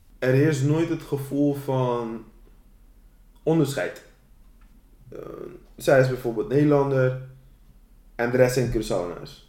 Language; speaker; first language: Dutch; non-native, local second language; Papiamento